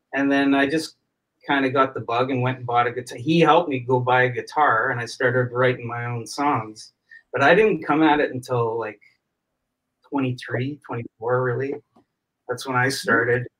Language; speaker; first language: English; native; English